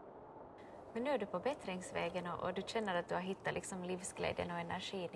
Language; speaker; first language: Swedish; native; Swedish